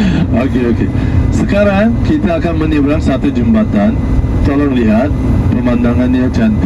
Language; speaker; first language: Indonesian; non-native, learner; Turkish